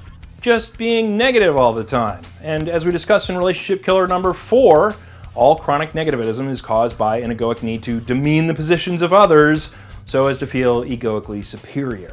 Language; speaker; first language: English; native; English